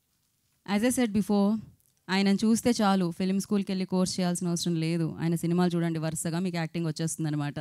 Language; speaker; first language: Telugu; native; Telugu